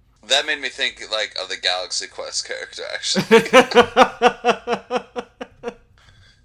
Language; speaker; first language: English; native; English